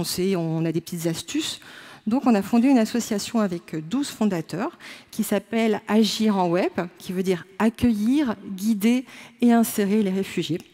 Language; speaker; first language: French; native; French